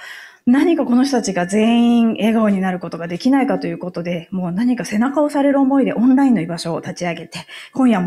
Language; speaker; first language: Japanese; native; Japanese